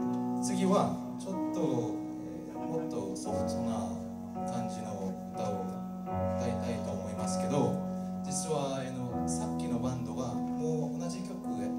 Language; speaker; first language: Japanese; non-native, fluent; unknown